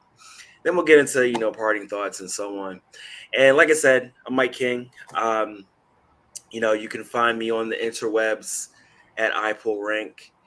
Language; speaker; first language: English; native; English